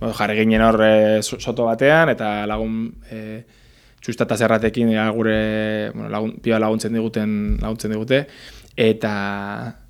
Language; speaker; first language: Basque; native; Basque